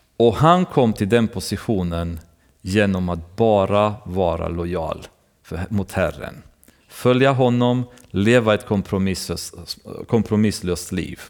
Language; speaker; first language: Swedish; non-native, fluent; Romanian